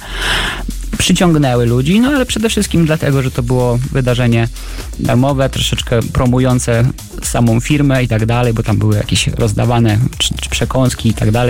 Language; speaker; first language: Polish; native; Polish